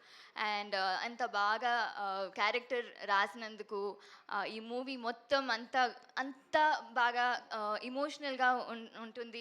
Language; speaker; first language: Telugu; non-native, fluent; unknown